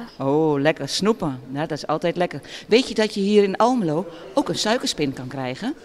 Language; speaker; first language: Dutch; native; Dutch